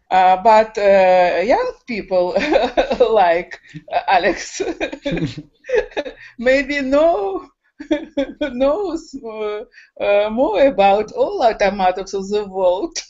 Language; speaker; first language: English; non-native, learner; Russian